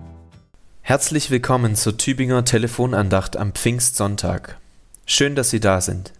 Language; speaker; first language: German; native; German